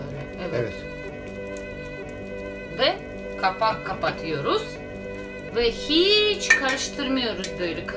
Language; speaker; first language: Turkish; non-native, learner; Russian